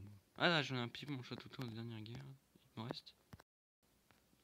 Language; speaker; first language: French; native; French